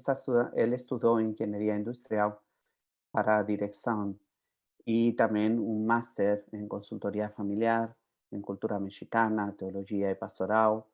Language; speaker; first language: Portuguese; non-native, fluent; Spanish